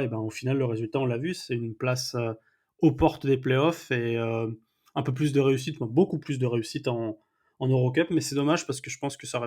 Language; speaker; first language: French; native; French